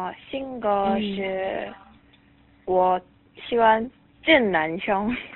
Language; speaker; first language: Chinese; non-native, learner; Korean